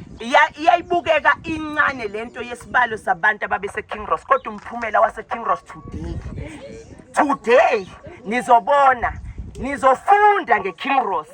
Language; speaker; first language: Zulu; native; Zulu